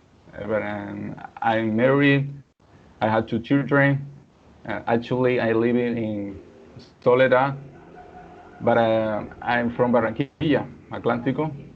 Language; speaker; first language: English; non-native, learner; Spanish